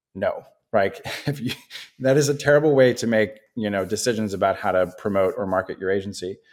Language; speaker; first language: English; native; English